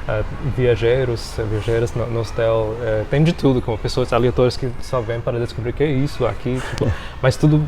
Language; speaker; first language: Portuguese; non-native, fluent; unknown